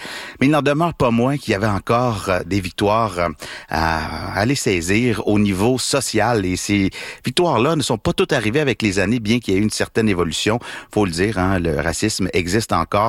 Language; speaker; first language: French; native; French